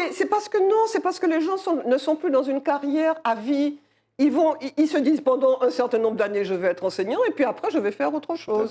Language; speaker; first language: French; native; French